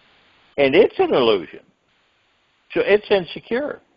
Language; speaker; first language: English; native; English